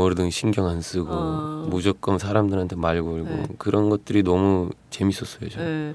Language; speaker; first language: Korean; non-native, fluent; Turkish